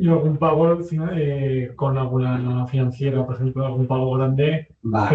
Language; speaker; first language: Spanish; native; Spanish